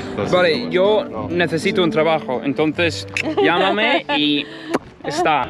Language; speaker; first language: Spanish; non-native, fluent; English